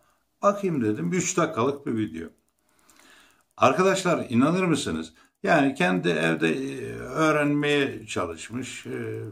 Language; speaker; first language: Turkish; native; Turkish